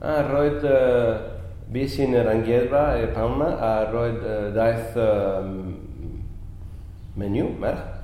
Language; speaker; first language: Welsh; non-native, local second language; Spanish